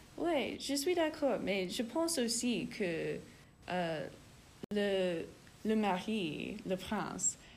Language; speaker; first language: French; non-native, learner; English